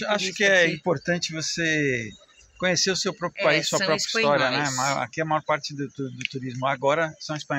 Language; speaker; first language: Portuguese; native; Portuguese